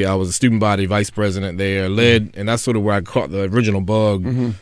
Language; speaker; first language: English; native; English